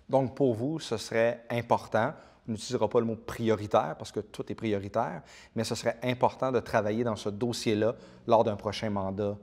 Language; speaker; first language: French; native; French